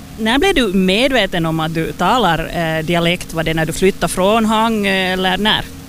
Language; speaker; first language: Swedish; native; Swedish